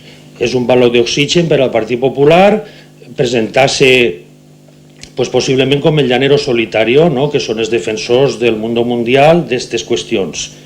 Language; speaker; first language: Catalan; native; Catalan